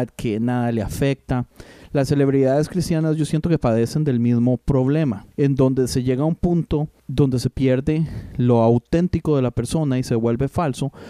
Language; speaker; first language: Spanish; native; Spanish